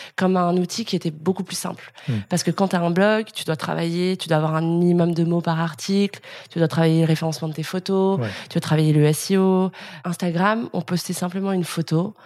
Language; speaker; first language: French; native; French